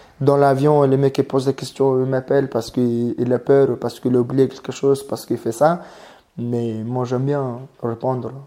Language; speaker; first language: French; non-native, learner; Mongolian